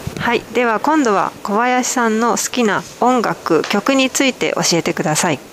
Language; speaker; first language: Japanese; native; Japanese